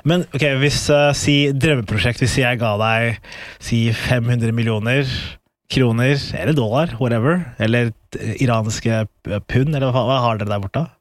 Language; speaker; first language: Norwegian; early bilingual, other home language; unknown